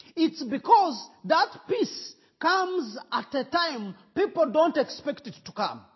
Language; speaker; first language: English; non-native, local second language; Kinyarwanda